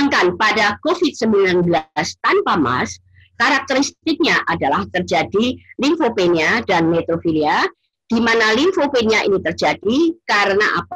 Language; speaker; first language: Indonesian; native; Indonesian